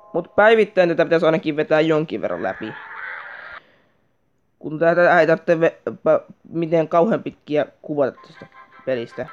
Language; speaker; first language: Finnish; native; Finnish